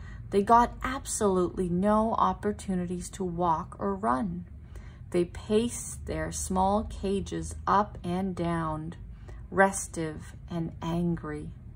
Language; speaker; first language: English; non-native, fluent; Thai